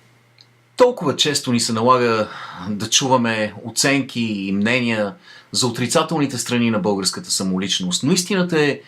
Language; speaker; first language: Bulgarian; native; Bulgarian